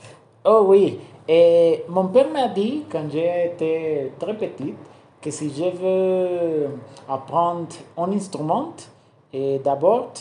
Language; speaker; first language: French; non-native, learner; Spanish